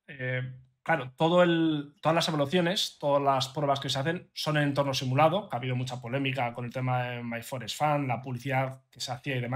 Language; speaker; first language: Spanish; native; Spanish